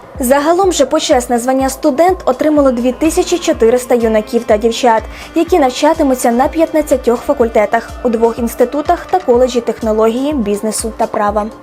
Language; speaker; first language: Ukrainian; native; Ukrainian